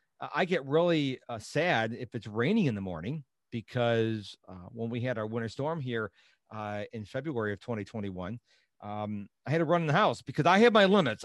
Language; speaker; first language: English; native; English